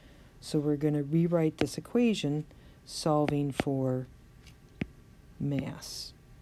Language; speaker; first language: English; native; English